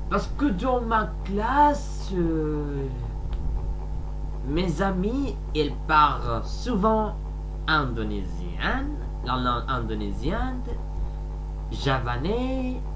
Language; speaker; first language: French; non-native, learner; Sasak